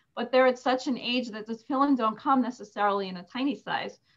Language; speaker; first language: English; native; English